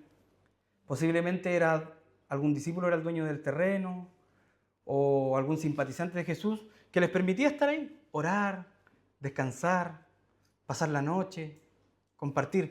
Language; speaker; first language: Spanish; native; Spanish